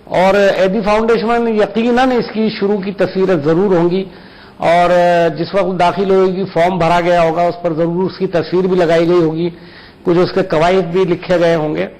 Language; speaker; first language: Hindi; native; Hindi